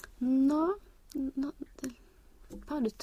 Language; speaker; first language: French; non-native, learner; Swedish